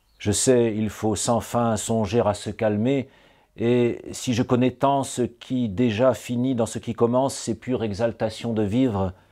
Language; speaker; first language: French; native; French